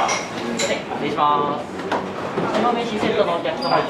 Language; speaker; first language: Japanese; native; Japanese